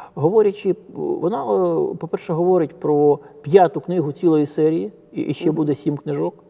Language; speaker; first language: Ukrainian; native; Ukrainian